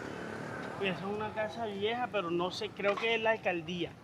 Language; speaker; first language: Spanish; native; Spanish